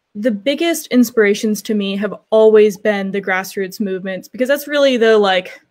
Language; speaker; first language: English; native; English